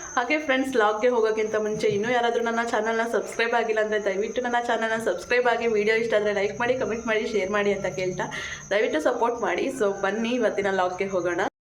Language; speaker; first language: Kannada; non-native, local second language; Tamil